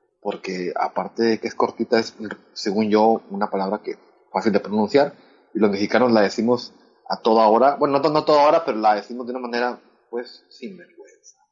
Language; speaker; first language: Spanish; native; Spanish